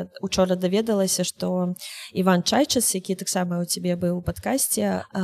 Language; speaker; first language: Belarusian; non-native, local second language; Russian